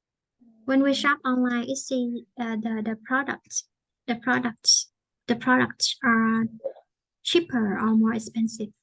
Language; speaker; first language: English; non-native, fluent; Vietnamese